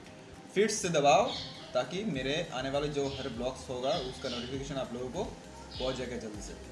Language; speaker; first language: Hindi; non-native, local second language; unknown